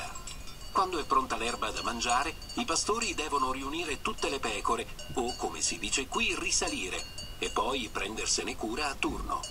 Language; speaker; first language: Italian; native; Italian